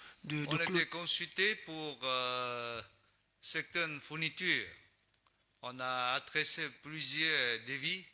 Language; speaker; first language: French; non-native, learner; Chinese